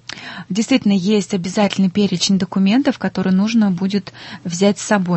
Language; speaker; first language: Russian; native; Russian